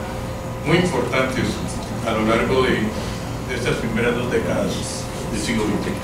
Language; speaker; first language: Spanish; native; Spanish